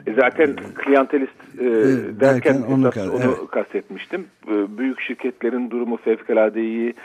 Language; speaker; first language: Turkish; native; Turkish